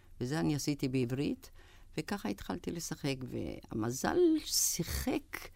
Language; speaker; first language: Hebrew; non-native, fluent; German